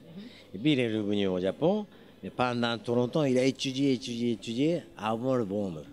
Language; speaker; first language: French; non-native, learner; Japanese